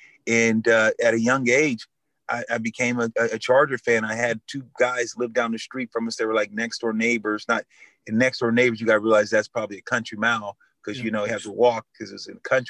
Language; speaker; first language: English; native; English